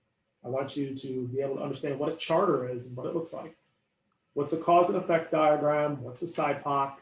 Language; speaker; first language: English; native; English